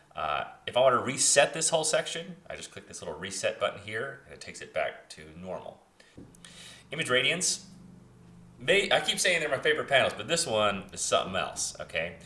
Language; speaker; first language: English; native; English